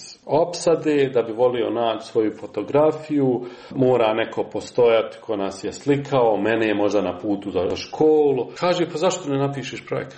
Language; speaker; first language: Serbian; native; Serbian